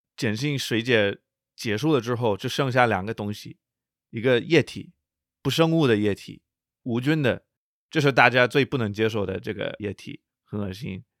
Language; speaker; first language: Chinese; non-native, fluent; English